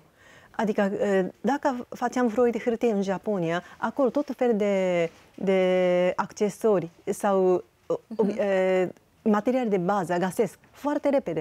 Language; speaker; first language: Romanian; non-native, fluent; Japanese